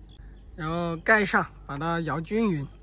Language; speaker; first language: Chinese; native; Chinese